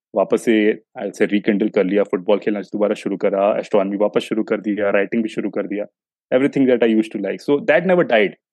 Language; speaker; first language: Hindi; native; Hindi